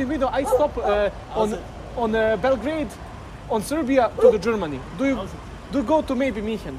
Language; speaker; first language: English; non-native, learner; Serbian